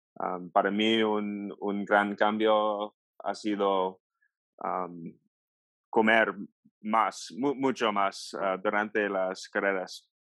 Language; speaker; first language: Spanish; non-native, learner; English